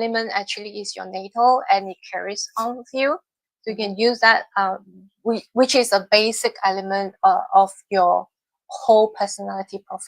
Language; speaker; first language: English; non-native, fluent; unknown